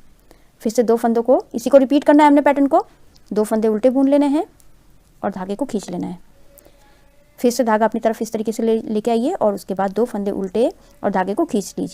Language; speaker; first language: Hindi; non-native, local second language; Punjabi